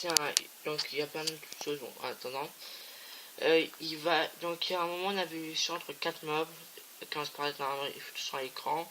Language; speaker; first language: French; native; French